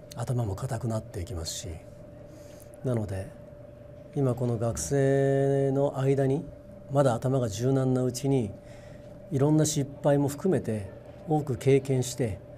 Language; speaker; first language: Japanese; native; Japanese